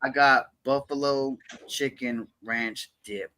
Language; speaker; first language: English; native; English